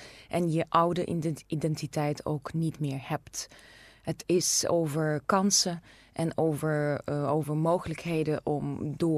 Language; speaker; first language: Dutch; non-native, fluent; Russian